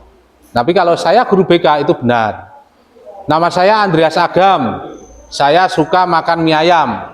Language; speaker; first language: Indonesian; native; Indonesian